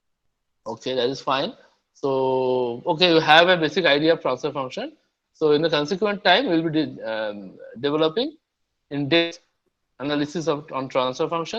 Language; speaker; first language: English; non-native, local second language; Bangla